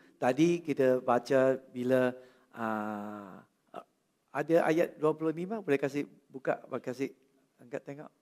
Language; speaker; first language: Malay; non-native, local second language; Chinese